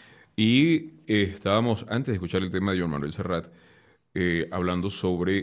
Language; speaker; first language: Spanish; native; Spanish